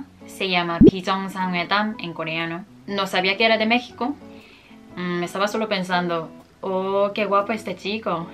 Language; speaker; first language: Spanish; non-native, fluent; Korean